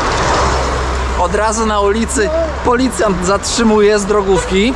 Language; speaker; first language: Polish; native; Polish